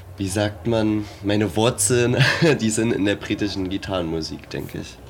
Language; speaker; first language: German; native; German